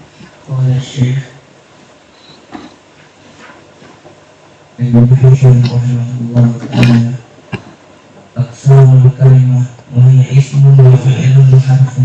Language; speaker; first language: Arabic; non-native, fluent; Indonesian